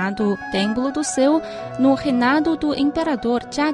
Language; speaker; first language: Portuguese; non-native, fluent; Chinese